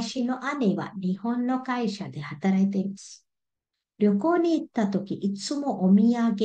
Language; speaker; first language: Japanese; non-native, fluent; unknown